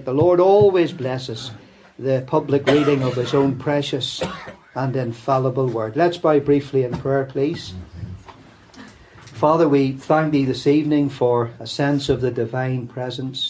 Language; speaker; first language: English; native; English